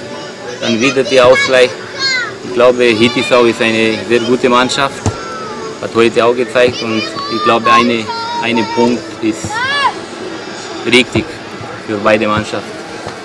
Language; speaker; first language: German; non-native, learner; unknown